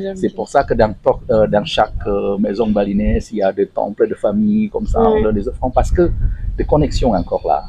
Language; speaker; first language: French; non-native, learner; Indonesian